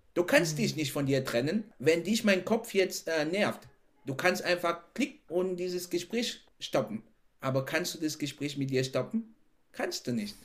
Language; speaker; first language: German; non-native, fluent; French